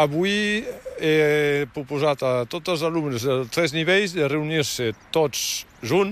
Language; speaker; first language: Catalan; native; Catalan